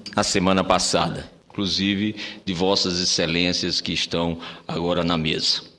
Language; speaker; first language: Portuguese; native; Portuguese